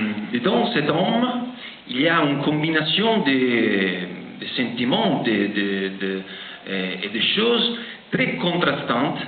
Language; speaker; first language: French; non-native, fluent; Italian